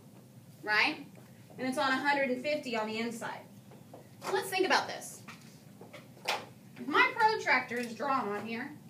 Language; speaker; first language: English; native; English